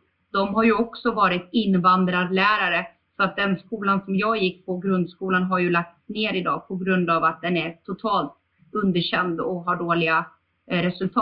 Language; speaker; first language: Swedish; early bilingual, other home language; Bosnian